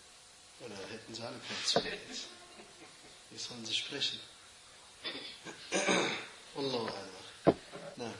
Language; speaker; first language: German; non-native, fluent; Arabic